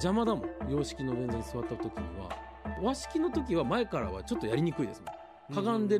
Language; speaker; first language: Japanese; native; Japanese